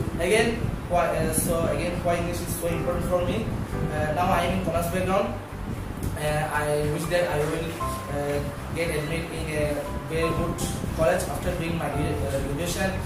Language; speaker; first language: English; non-native, learner; Bangla